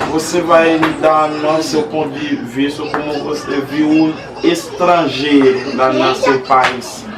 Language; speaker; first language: Portuguese; non-native, learner; Haitian Creole